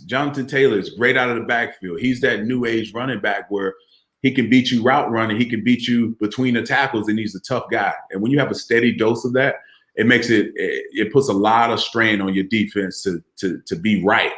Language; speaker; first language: English; native; English